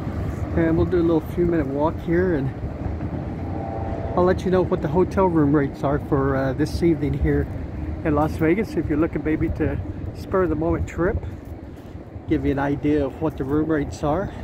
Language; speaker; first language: English; native; English